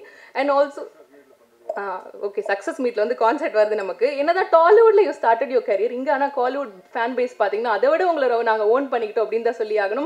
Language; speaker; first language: Tamil; native; Tamil